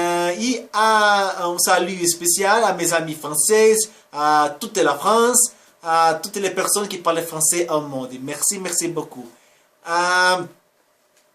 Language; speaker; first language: French; non-native, learner; Spanish